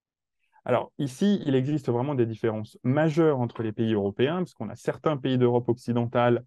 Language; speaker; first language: French; native; French